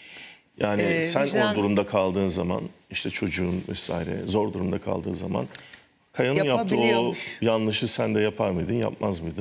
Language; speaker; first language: Turkish; native; Turkish